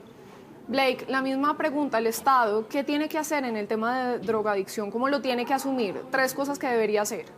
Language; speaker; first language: Spanish; native; Spanish